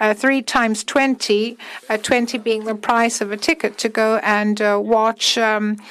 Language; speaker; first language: English; non-native, fluent; German